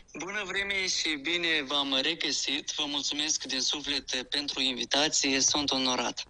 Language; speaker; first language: Romanian; native; Romanian